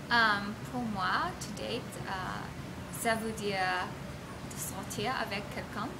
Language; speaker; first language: French; non-native, learner; English